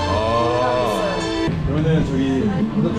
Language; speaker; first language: Korean; native; Korean